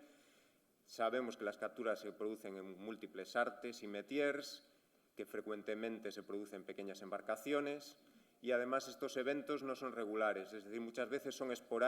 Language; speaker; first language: Spanish; native; Spanish